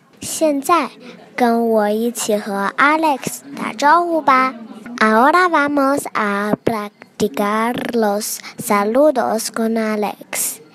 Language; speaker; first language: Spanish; non-native, fluent; Chinese